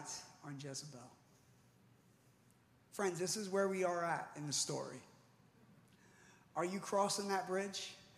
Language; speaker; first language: English; native; English